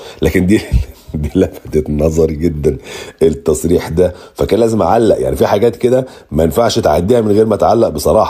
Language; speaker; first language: Arabic; native; Arabic